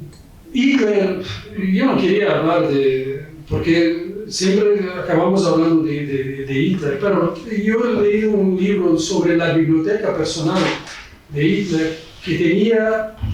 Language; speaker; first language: Spanish; non-native, fluent; Portuguese